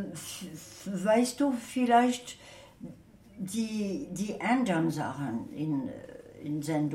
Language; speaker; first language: German; non-native, fluent; French